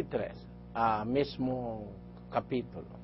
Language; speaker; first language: Portuguese; non-native, learner; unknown